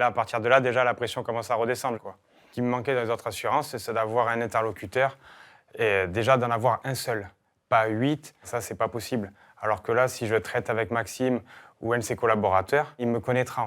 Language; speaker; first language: French; native; French